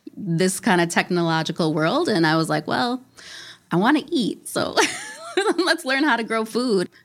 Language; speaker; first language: English; native; English